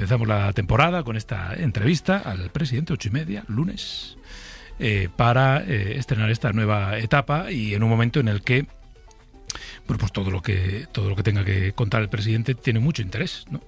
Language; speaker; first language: Spanish; native; Spanish